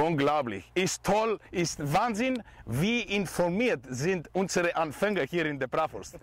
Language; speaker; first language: German; non-native, fluent; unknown